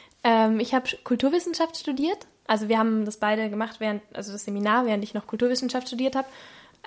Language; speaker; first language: German; native; German